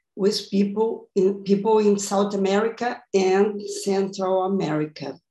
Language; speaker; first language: English; non-native, fluent; Portuguese